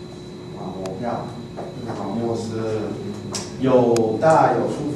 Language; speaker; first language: Chinese; non-native, learner; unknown